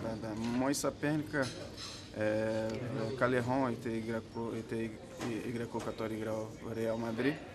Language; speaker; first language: Russian; non-native, learner; Portuguese